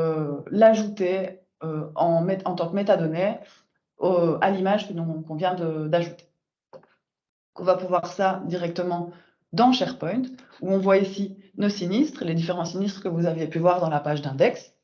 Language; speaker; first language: French; native; French